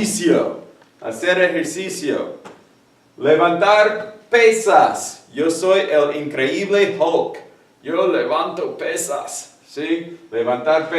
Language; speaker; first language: Spanish; non-native, fluent; English